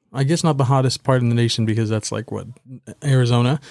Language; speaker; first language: English; native; English